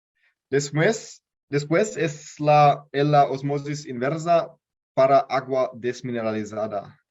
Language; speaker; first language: Spanish; non-native, learner; German